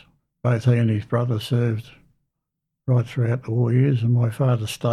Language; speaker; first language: English; native; English